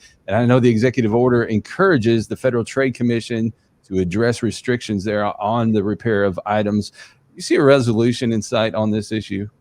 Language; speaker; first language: English; native; English